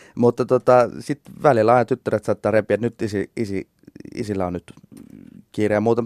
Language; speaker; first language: Finnish; native; Finnish